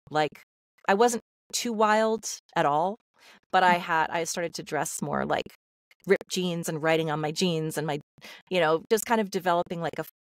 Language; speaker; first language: English; native; English